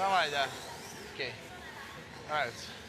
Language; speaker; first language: Russian; native; Russian